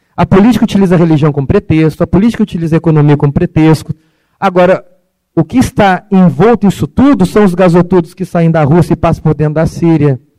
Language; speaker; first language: Portuguese; early bilingual, other home language; Arabic